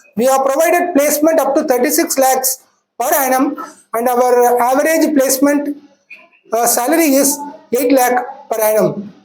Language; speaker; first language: English; non-native, local second language; Tamil